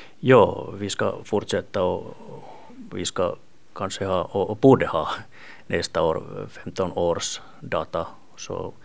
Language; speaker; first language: Swedish; non-native, local second language; Finnish